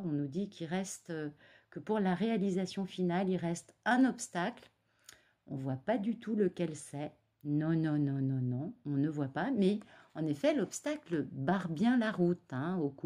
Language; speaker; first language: French; native; French